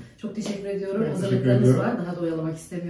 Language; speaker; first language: Turkish; native; Turkish